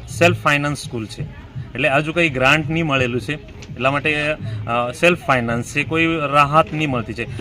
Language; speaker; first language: Gujarati; non-native, local second language; Marathi